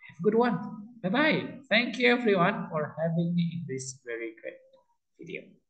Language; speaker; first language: English; non-native, fluent; Indonesian